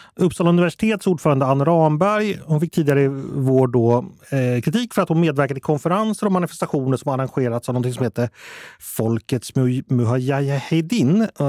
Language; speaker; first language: Swedish; native; Swedish